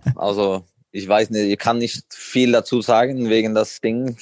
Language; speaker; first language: German; non-native, fluent; Swedish